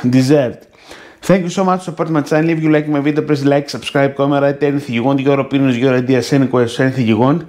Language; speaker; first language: English; non-native, learner; Greek